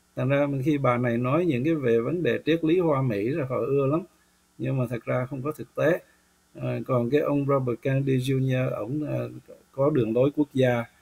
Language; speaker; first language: Vietnamese; native; Vietnamese